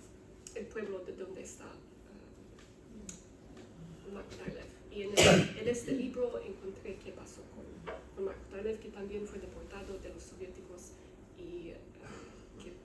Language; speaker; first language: Spanish; non-native, learner; Romanian